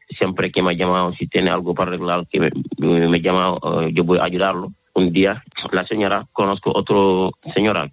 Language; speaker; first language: Spanish; non-native, learner; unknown